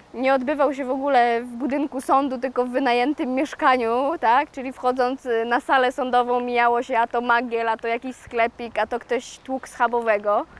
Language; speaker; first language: Polish; native; Polish